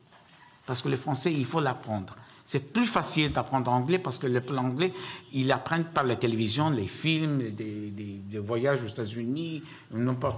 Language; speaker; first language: French; non-native, learner; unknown